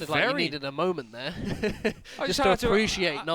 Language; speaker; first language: English; native; English